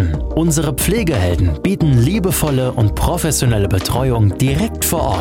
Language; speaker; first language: German; native; German